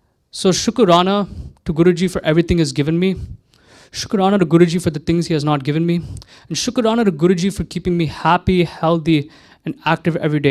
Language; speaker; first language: English; early bilingual, other home language; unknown